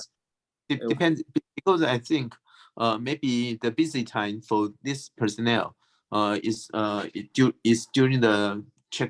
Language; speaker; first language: English; non-native, fluent; Chinese